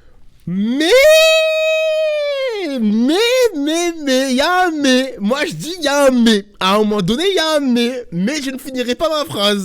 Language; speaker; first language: French; native; French